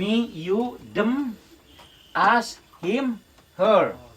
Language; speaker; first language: English; non-native, learner; Sundanese